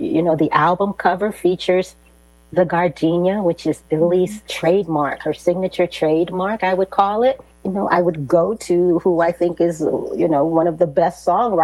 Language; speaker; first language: English; native; English